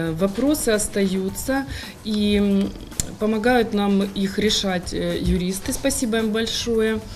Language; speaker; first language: Russian; native; Russian